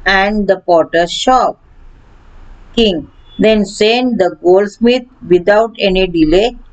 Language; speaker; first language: English; non-native, local second language; Marathi